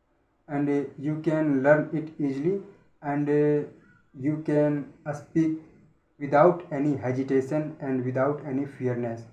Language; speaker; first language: English; non-native, learner; Hindi